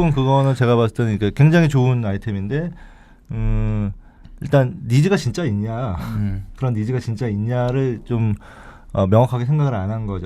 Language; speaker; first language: Korean; native; Korean